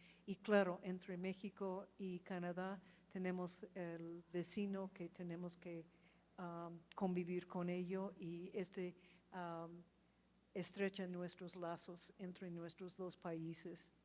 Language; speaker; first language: Spanish; non-native, fluent; English